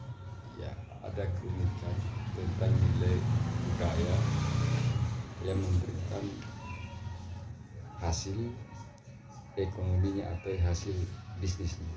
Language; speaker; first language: Indonesian; non-native, local second language; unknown